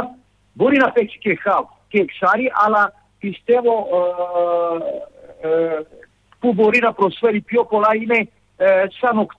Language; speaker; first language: Greek; non-native, fluent; Serbian